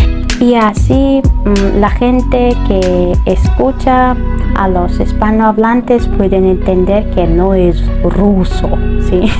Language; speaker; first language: Spanish; non-native, fluent; Russian